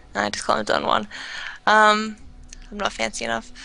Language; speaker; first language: English; native; English